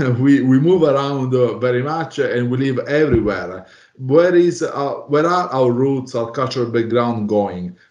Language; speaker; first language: English; non-native, fluent; Italian